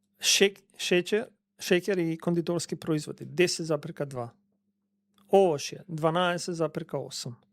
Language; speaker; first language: Macedonian; non-native, local second language; Albanian